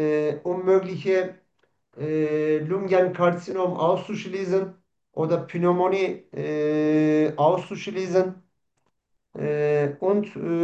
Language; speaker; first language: German; non-native, learner; Turkish